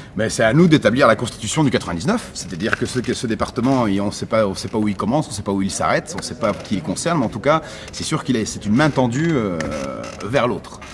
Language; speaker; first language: French; early bilingual, other home language; Arabic